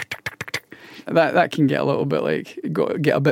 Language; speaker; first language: English; native; English